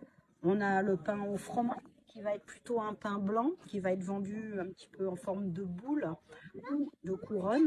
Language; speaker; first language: French; native; French